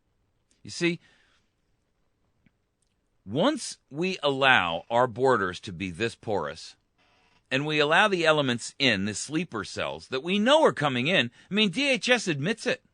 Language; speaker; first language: English; native; English